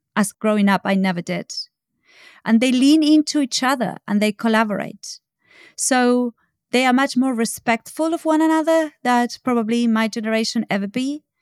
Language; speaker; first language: English; non-native, fluent; Spanish